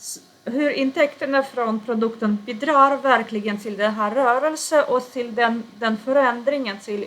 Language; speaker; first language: Swedish; non-native, fluent; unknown